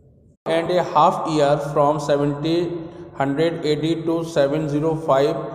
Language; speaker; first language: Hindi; native; Hindi